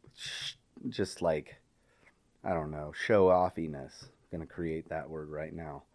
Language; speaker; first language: English; native; English